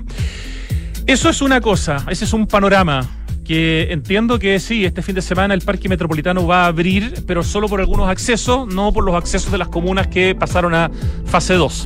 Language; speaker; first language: Spanish; native; Spanish